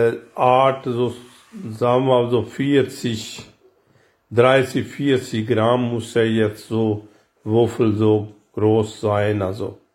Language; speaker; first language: German; non-native, learner; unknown